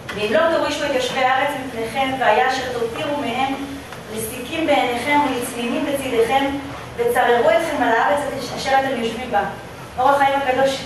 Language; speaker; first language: Hebrew; native; Hebrew